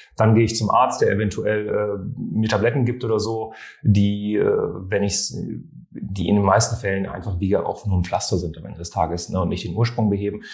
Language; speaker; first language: German; non-native, fluent; French